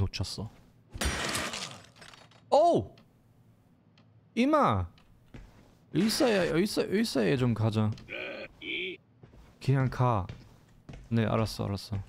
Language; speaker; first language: Korean; non-native, fluent; German